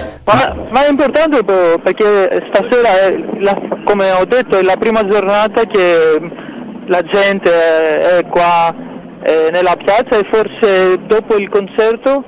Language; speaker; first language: Italian; non-native, fluent; Greek